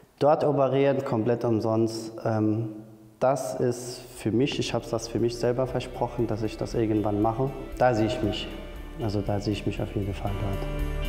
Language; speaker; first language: German; non-native, fluent; Arabic